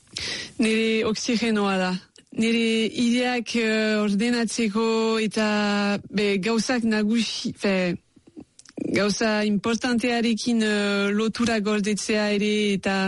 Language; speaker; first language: Basque; non-native, local second language; French